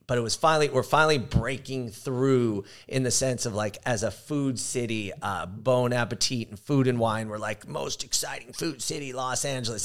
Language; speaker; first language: English; native; English